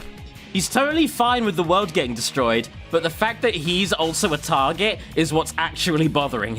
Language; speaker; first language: English; native; English